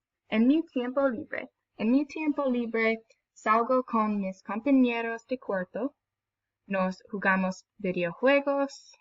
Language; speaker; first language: Spanish; non-native, learner; English